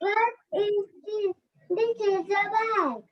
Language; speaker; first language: English; non-native, learner; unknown